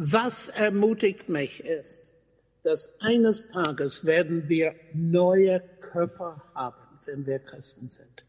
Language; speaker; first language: German; non-native, fluent; English